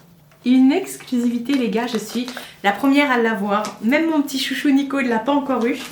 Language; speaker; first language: French; native; French